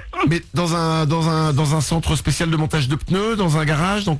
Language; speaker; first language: French; native; French